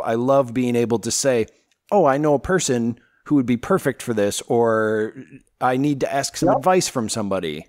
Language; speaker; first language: English; native; English